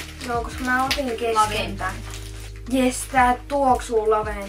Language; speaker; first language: Finnish; native; Finnish